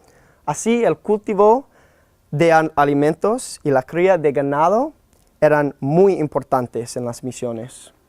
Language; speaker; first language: Spanish; non-native, learner; English